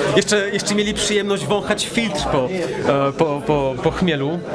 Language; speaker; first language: Polish; early bilingual, heritage; Polish